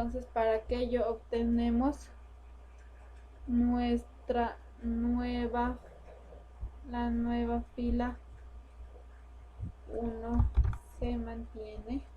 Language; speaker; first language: Spanish; native; Spanish